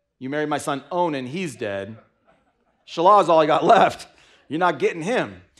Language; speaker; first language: English; native; English